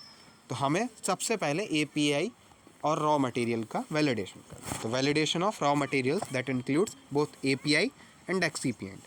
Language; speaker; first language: Hindi; native; Hindi